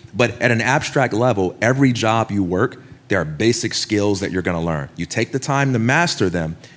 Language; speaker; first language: English; native; English